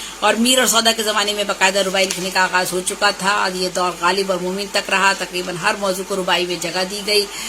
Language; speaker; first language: Urdu; native; Urdu